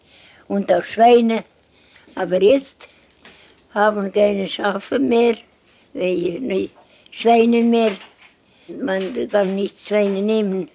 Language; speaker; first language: German; non-native, learner; Estonian